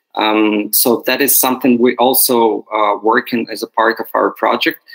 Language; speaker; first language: English; non-native, fluent; Ukrainian